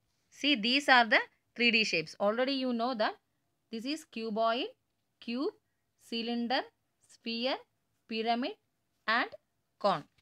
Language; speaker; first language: English; non-native, local second language; Tamil